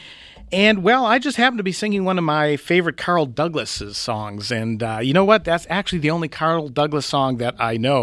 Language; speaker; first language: English; native; English